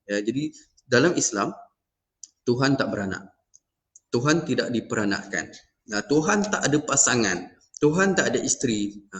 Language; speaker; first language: Malay; non-native, local second language; Iban